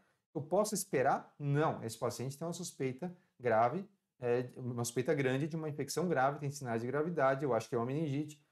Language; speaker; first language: Portuguese; native; Portuguese